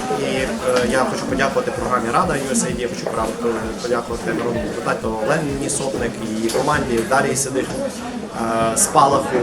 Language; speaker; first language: Ukrainian; native; Ukrainian